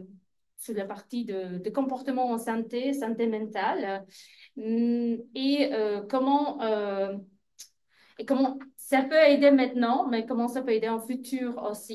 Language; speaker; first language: French; non-native, fluent; Polish